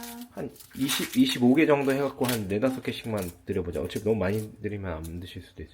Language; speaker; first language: Korean; native; Korean